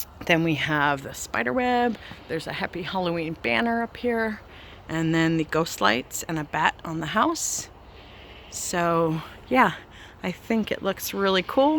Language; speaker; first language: English; native; English